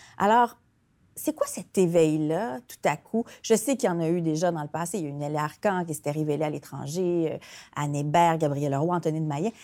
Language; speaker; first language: French; native; French